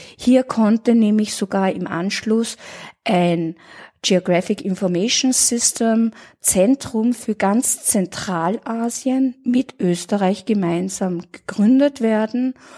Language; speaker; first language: German; native; German